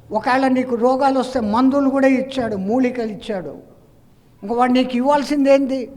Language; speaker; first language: Telugu; non-native, fluent; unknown